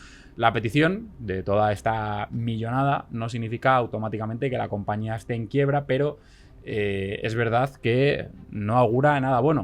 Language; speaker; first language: Spanish; native; Spanish